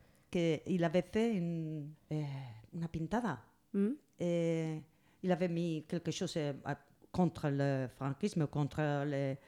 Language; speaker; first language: French; non-native, learner; Spanish